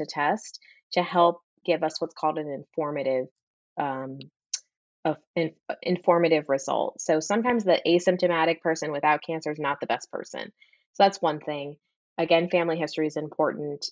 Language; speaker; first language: English; native; English